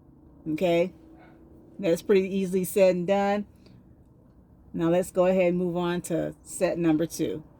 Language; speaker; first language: English; native; English